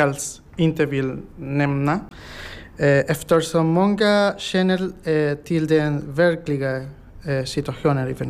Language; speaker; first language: Swedish; non-native, learner; Spanish